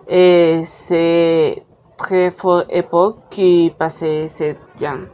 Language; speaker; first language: French; non-native, learner; Spanish